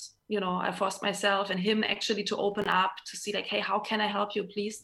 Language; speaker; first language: English; non-native, fluent; German